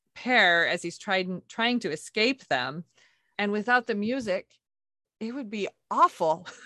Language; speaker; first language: English; native; English